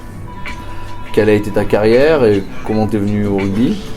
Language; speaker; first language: French; native; French